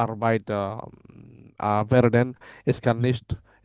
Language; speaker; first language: German; non-native, learner; Bangla